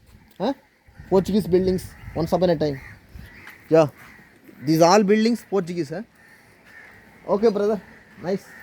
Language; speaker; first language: English; non-native, learner; Telugu